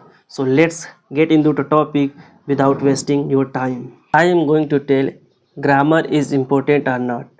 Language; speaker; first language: English; non-native, local second language; Hindi